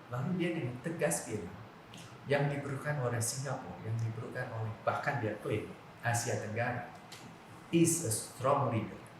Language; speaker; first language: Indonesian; non-native, local second language; Javanese